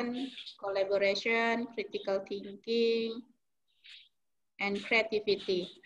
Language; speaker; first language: English; non-native, learner; Indonesian